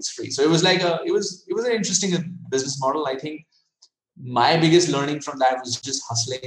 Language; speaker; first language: English; non-native, local second language; Hindi